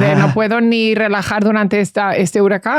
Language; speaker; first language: Spanish; early bilingual, heritage; English